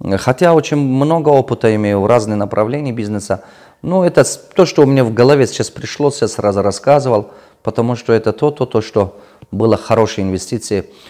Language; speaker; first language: Russian; non-native, local second language; Tajik